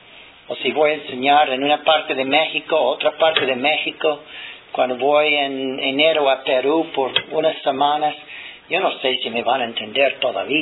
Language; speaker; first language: Spanish; non-native, fluent; English